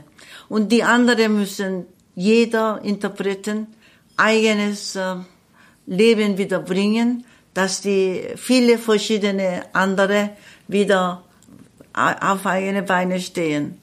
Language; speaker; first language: German; non-native, learner; Korean